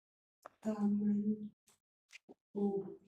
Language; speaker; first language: Chinese; non-native, learner; Portuguese